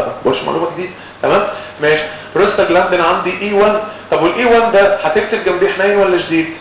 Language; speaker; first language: Arabic; native; Arabic